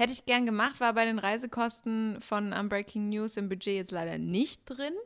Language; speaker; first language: German; native; German